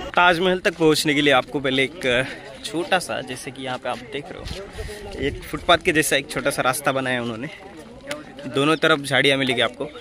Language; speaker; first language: Hindi; non-native, local second language; Marathi